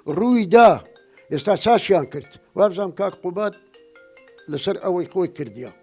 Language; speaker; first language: Central Kurdish; non-native, local second language; Assyrian Neo-Aramaic